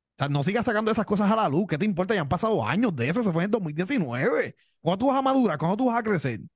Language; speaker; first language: Spanish; native; Spanish